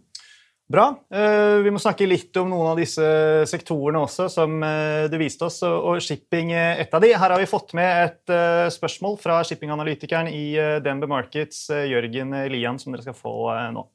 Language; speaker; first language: Norwegian; native; Norwegian